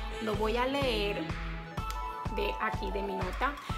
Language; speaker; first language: Spanish; early bilingual, heritage; Spanish